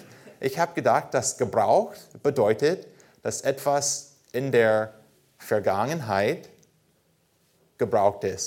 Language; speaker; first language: German; non-native, fluent; English